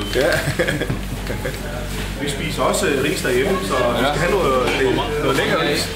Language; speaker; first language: Danish; native; Danish